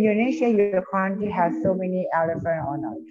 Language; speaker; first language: English; non-native, learner; Thai